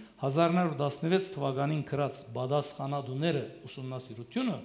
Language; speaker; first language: Armenian; early bilingual, heritage; French